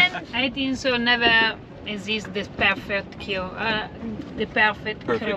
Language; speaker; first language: English; non-native, learner; Spanish